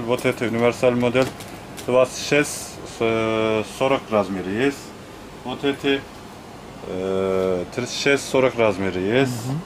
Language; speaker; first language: Russian; non-native, learner; Turkish